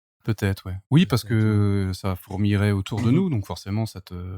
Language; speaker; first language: French; native; French